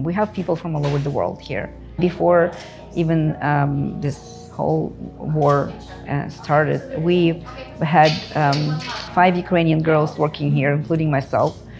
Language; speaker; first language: English; early bilingual, other home language; Ukrainian